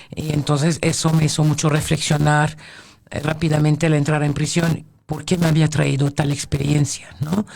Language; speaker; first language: Spanish; non-native, fluent; French